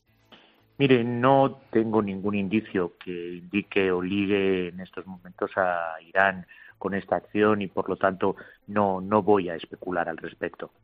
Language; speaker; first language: Spanish; native; Spanish